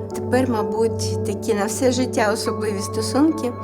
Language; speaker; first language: Ukrainian; non-native, local second language; Russian